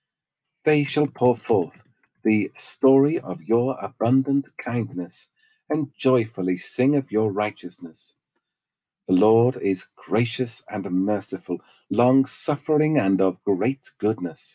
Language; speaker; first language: English; native; English